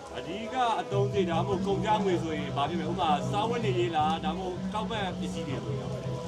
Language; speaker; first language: Burmese; native; Burmese